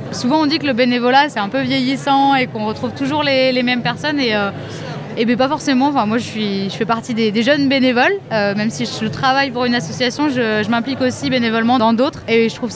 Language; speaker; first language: French; native; French